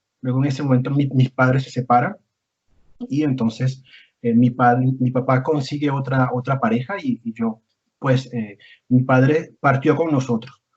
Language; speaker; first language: Spanish; native; Spanish